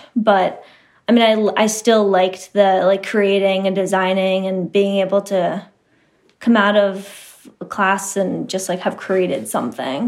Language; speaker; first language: English; native; English